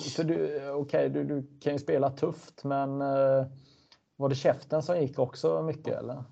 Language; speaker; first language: Swedish; native; Swedish